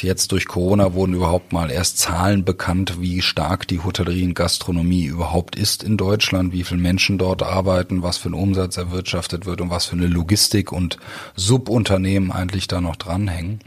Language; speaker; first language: German; native; German